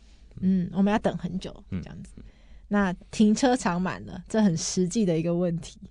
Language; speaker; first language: Chinese; native; Chinese